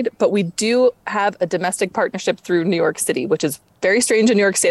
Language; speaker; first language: English; native; English